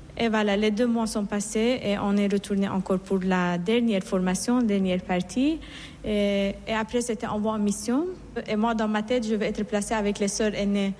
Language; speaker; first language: French; non-native, fluent; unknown